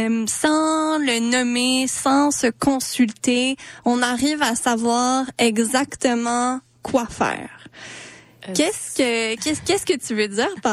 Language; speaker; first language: French; native; French